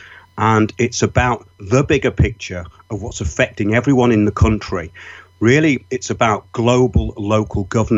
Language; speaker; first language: English; native; English